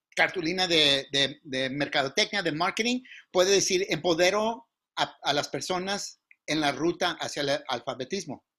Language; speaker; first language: Spanish; native; Spanish